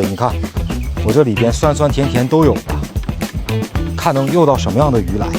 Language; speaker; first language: Chinese; native; Chinese